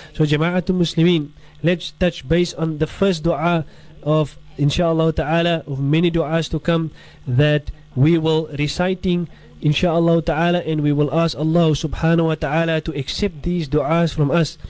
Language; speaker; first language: English; native; English